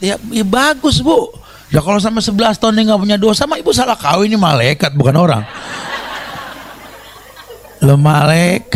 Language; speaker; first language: Indonesian; native; Indonesian